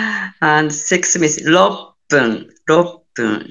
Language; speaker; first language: English; non-native, learner; Japanese